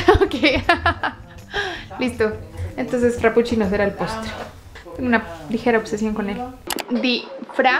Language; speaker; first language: Spanish; native; Spanish